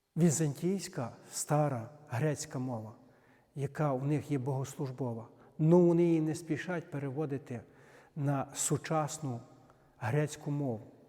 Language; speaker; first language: Ukrainian; native; Ukrainian